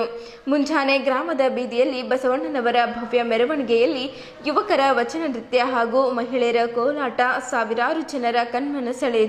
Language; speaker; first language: Kannada; native; Kannada